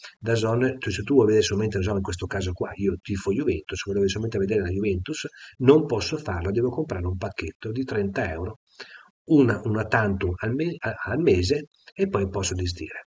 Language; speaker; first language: Italian; native; Italian